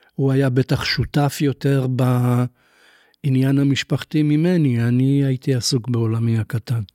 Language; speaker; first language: Hebrew; non-native, fluent; Polish